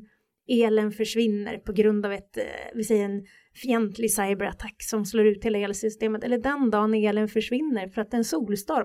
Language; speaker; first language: Swedish; native; Swedish